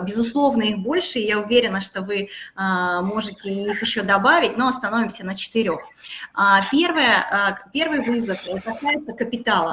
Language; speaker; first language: Russian; native; Russian